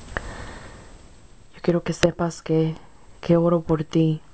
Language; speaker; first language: Spanish; early bilingual, heritage; Spanish